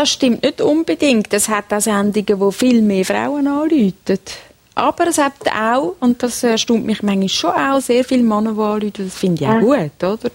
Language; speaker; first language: German; native; German